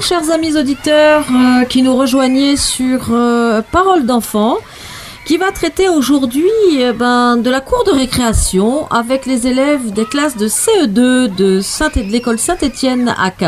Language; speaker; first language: French; native; French